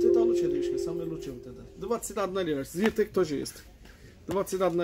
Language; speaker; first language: Russian; non-native, learner; Turkish